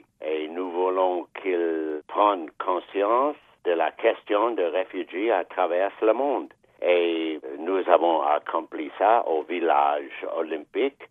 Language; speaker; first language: French; non-native, fluent; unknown